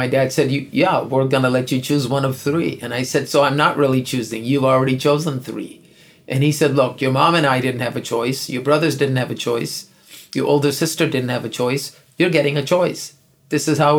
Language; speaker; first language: English; non-native, local second language; Urdu